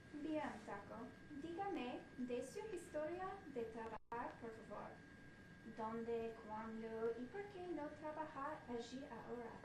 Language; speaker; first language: Spanish; non-native, learner; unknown